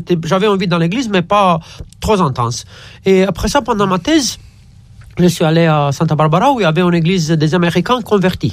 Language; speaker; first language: French; non-native, fluent; Romanian